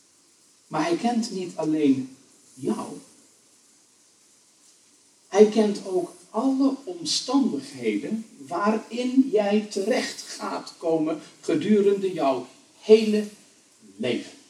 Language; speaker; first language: Dutch; native; Dutch